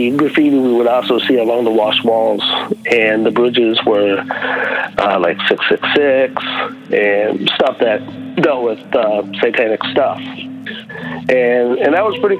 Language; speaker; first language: English; native; English